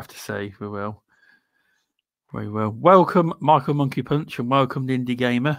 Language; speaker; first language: English; native; English